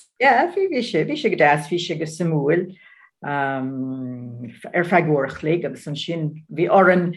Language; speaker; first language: Irish; non-native, learner; Dutch